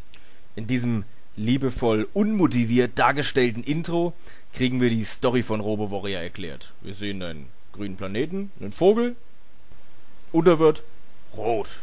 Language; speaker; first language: German; native; German